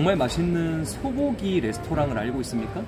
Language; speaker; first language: Korean; non-native, fluent; Ukrainian